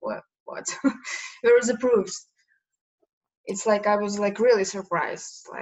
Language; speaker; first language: English; non-native, learner; Ukrainian